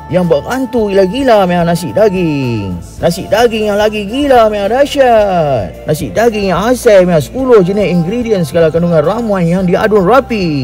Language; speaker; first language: Malay; native; Malay